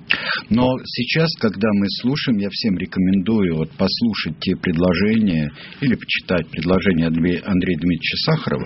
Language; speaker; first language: Russian; native; Russian